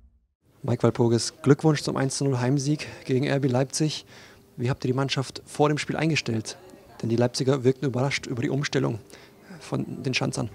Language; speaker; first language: German; native; German